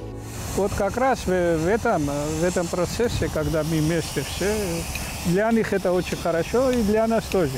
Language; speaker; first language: Russian; non-native, fluent; Georgian